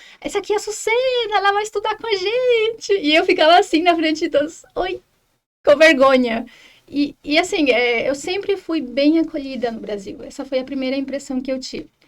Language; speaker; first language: Portuguese; non-native, fluent; Spanish